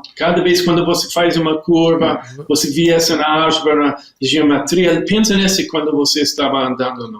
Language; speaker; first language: Portuguese; non-native, learner; English